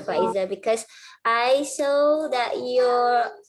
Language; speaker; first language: English; non-native, fluent; Indonesian